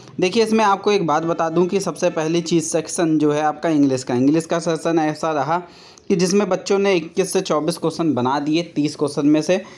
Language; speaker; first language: Hindi; native; Hindi